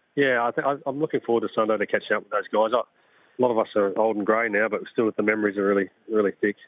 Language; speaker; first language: English; native; English